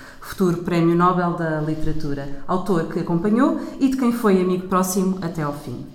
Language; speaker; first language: Portuguese; native; Portuguese